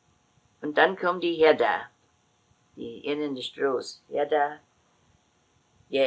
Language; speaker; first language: German; native; German